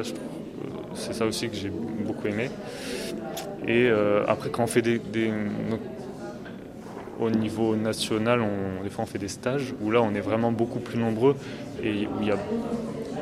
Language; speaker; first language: French; native; French